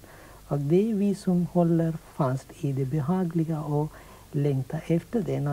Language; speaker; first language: Swedish; non-native, fluent; Sinhala